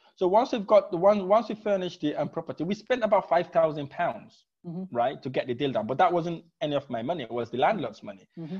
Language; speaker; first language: English; non-native, fluent; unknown